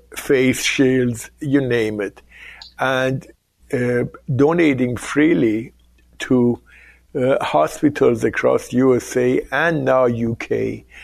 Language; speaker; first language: English; non-native, fluent; Persian